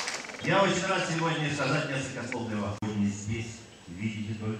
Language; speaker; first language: Russian; non-native, learner; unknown